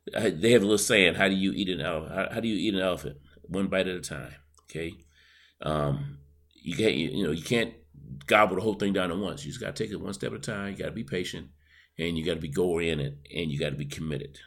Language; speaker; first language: English; native; English